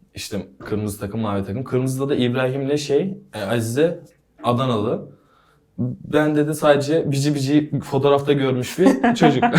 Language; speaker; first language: Turkish; native; Turkish